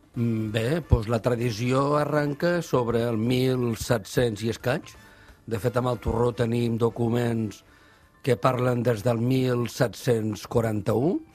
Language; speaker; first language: Catalan; native; Catalan